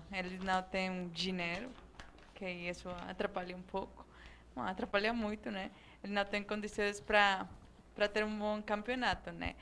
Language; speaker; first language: Portuguese; non-native, fluent; Spanish